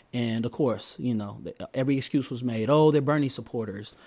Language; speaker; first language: English; native; English